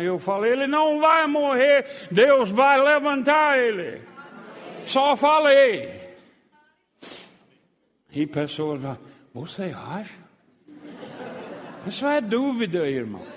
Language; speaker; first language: Portuguese; non-native, fluent; English